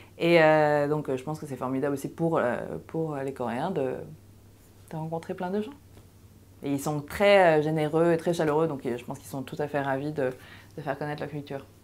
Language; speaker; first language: French; early bilingual, other home language; Korean